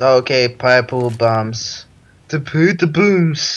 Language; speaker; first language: English; native; English